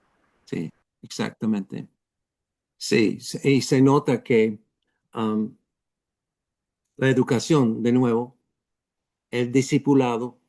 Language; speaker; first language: Spanish; non-native, fluent; English